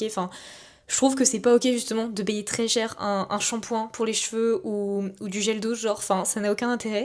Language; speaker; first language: French; native; French